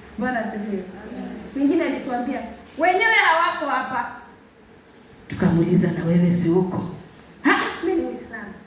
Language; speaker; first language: Swahili; non-native, local second language; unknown